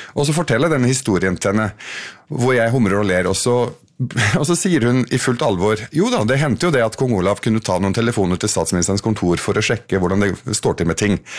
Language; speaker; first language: Norwegian; early bilingual, other home language; Arabic